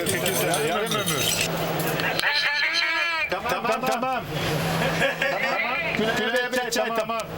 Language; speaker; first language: Turkish; native; Turkish